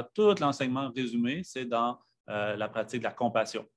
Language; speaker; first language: French; native; French